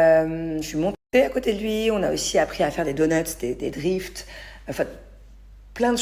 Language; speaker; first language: French; native; French